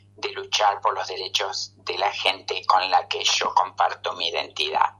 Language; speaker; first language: Spanish; native; Spanish